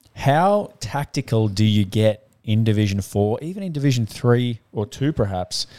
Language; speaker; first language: English; native; English